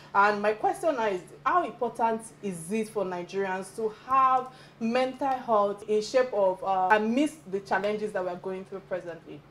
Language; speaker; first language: English; non-native, local second language; Yoruba